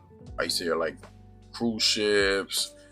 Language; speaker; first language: English; native; English